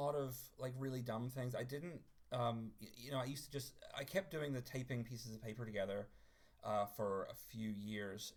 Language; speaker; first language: English; native; English